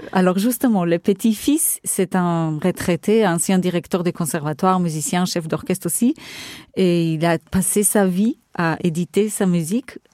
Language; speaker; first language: French; non-native, fluent; Portuguese